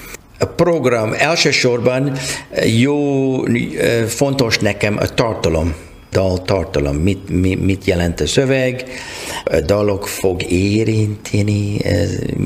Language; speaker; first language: Hungarian; non-native, learner; English